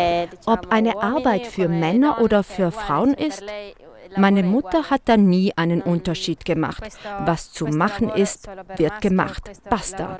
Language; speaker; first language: German; non-native, fluent; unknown